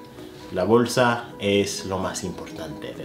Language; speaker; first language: Spanish; non-native, fluent; English